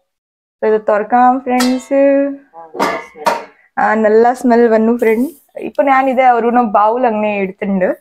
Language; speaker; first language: Malayalam; non-native, learner; Hindi